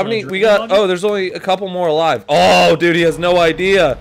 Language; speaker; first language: English; native; English